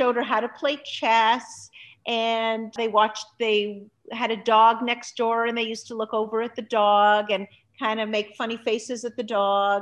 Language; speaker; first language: English; native; English